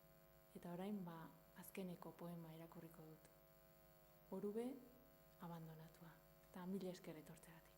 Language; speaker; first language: Basque; native; Basque